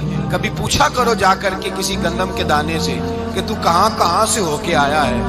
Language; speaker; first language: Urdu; non-native, local second language; Punjabi